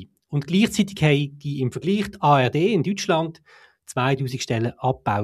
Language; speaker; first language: German; native; German